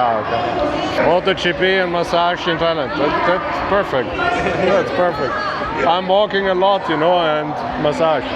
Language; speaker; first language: English; non-native, fluent; German